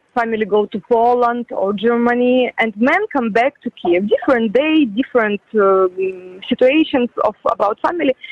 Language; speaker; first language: English; non-native, learner; Ukrainian